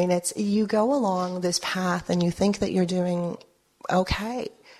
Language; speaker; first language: English; early bilingual, other home language; Spanish